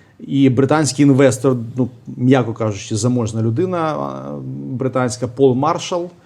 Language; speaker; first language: Ukrainian; native; Ukrainian